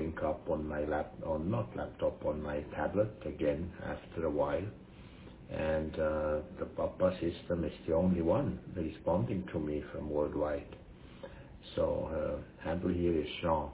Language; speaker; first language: English; non-native, fluent; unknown